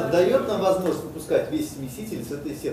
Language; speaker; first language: Russian; non-native, learner; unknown